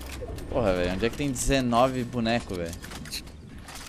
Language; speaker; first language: Portuguese; native; Portuguese